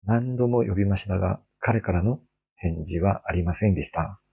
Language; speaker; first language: Japanese; non-native, fluent; Korean